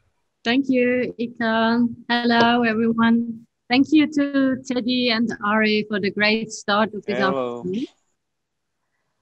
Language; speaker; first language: English; non-native, fluent; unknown